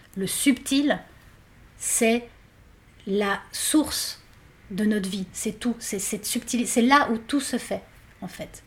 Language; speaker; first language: French; non-native, fluent; Spanish